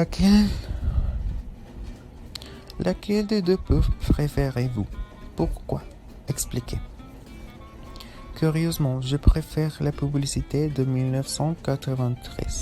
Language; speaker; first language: French; non-native, fluent; Spanish